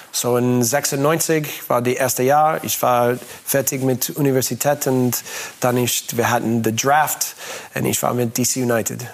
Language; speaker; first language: German; non-native, learner; English